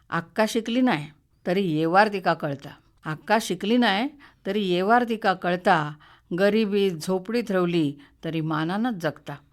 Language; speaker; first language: Marathi; native; Marathi